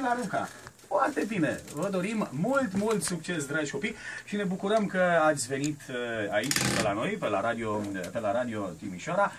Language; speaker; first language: Romanian; native; Romanian